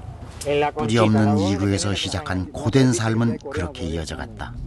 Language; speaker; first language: Korean; native; Korean